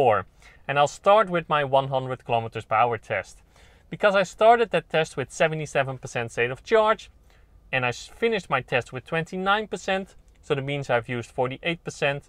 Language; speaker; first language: English; non-native, fluent; Dutch